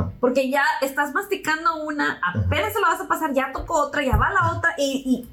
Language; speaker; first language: Spanish; early bilingual, heritage; Spanish